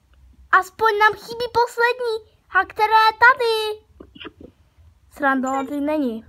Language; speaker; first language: Czech; early bilingual, other home language; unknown